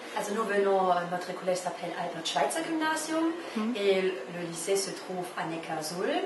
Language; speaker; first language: French; non-native, fluent; German